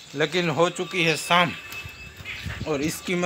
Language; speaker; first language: Hindi; non-native, local second language; Gujarati